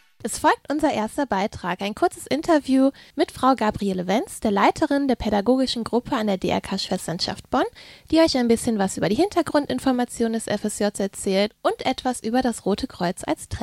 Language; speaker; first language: German; native; German